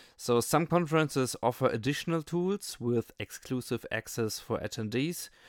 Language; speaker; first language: English; non-native, fluent; German